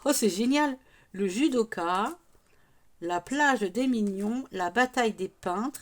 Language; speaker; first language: French; native; French